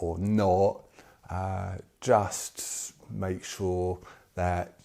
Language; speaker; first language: English; native; English